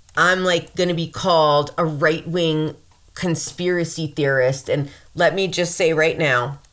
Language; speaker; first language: English; native; English